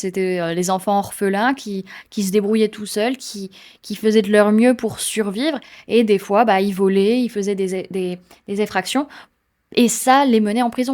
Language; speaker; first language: French; native; French